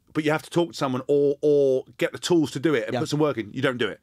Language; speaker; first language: English; native; English